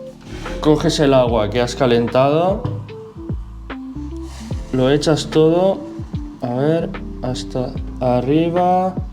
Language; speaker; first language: Spanish; native; Spanish